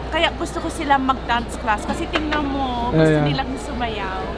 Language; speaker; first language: Filipino; early bilingual, heritage; Filipino